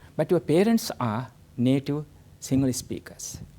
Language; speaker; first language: English; non-native, local second language; Sinhala